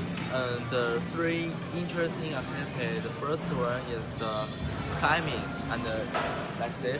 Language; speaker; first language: English; non-native, learner; Chinese